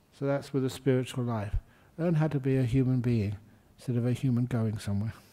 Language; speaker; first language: English; native; English